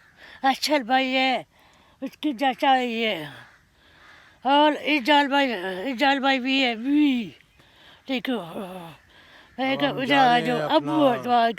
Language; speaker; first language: Hindi; non-native, learner; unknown